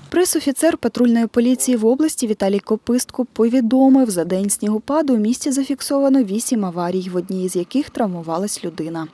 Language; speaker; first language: Ukrainian; native; Ukrainian